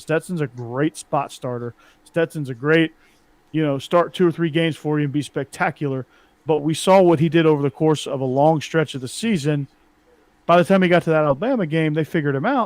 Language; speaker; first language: English; native; English